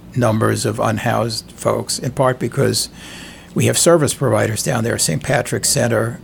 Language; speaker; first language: English; native; English